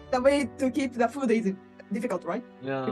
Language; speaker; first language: English; non-native, learner; Japanese